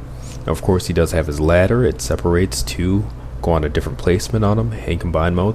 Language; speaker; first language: English; native; English